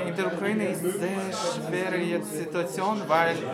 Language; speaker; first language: German; non-native, learner; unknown